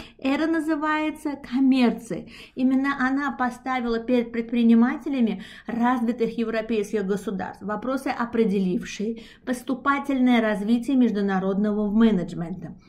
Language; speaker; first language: Russian; non-native, local second language; Uzbek